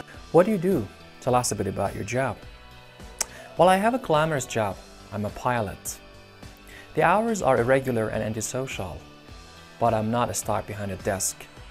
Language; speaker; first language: English; non-native, fluent; Persian